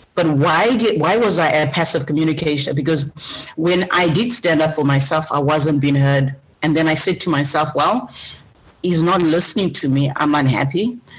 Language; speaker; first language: English; non-native, local second language; Shona